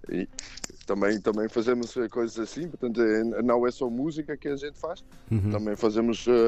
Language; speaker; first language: Portuguese; non-native, fluent; Dutch